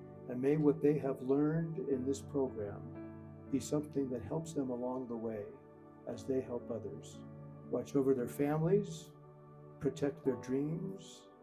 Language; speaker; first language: English; native; English